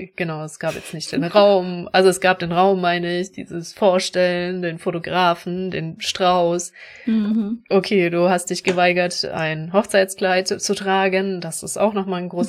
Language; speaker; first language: German; native; German